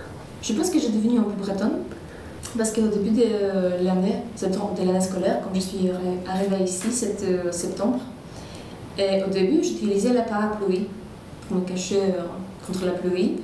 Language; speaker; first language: French; non-native, fluent; Polish